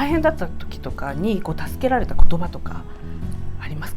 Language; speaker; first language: Japanese; native; Japanese